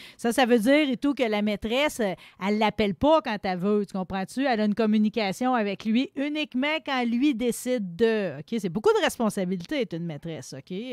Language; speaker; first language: French; native; French